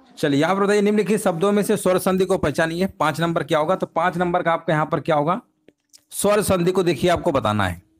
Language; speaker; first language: Hindi; native; Hindi